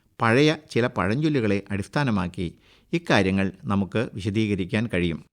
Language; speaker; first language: Malayalam; native; Malayalam